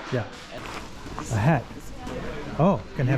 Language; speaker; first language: English; native; English